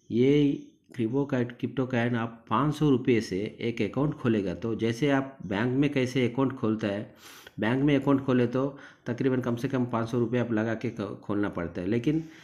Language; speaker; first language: Hindi; non-native, local second language; Telugu